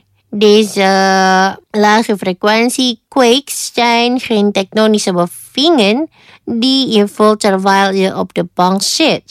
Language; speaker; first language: Dutch; non-native, fluent; Indonesian